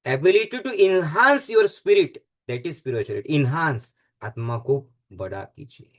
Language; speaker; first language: Hindi; non-native, local second language; Marathi